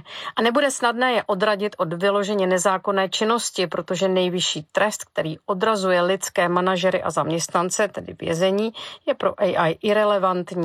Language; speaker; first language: Czech; native; Czech